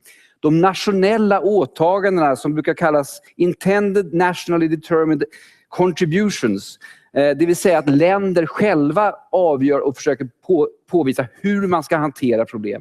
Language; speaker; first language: Swedish; native; Swedish